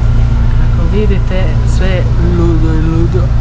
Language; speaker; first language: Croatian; non-native, learner; Portuguese